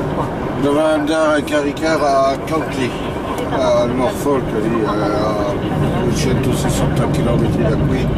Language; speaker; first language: Italian; non-native, fluent; French